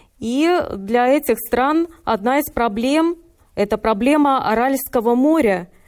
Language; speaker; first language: Russian; native; Russian